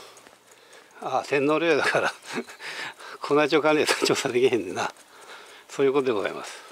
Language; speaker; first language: Japanese; native; Japanese